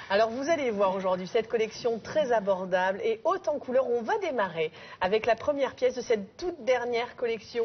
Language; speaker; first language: French; native; French